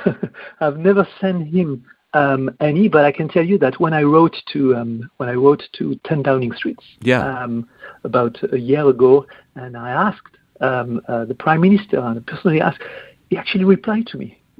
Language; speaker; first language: English; non-native, fluent; French